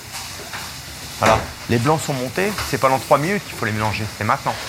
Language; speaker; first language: French; native; French